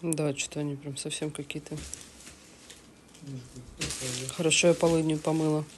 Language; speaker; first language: Russian; native; Russian